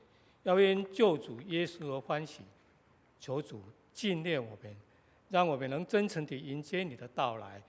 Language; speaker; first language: Chinese; native; Chinese